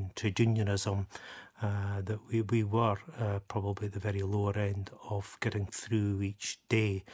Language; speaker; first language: English; native; English